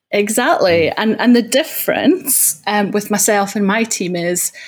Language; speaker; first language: English; native; English